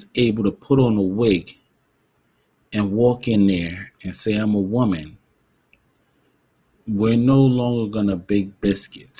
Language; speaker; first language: English; native; English